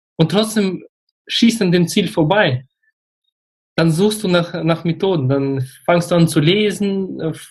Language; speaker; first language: German; early bilingual, other home language; Russian